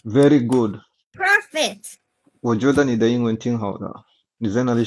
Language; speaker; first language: Chinese; non-native, learner; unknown